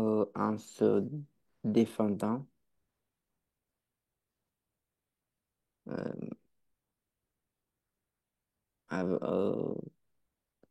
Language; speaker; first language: French; non-native, learner; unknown